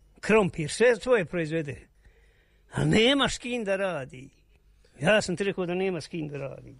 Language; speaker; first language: Serbian; native; Serbian